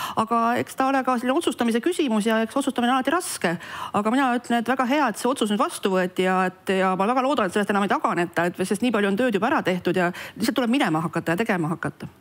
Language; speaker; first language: Estonian; non-native, local second language; Russian